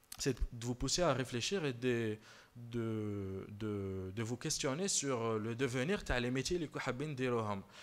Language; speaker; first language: French; non-native, local second language; Arabic